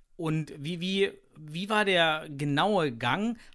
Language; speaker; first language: German; native; German